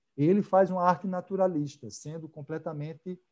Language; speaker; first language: Portuguese; native; Portuguese